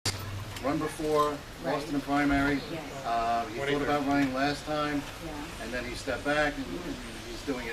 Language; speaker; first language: English; native; English